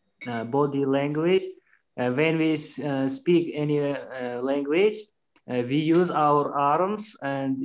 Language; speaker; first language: English; non-native, learner; Uzbek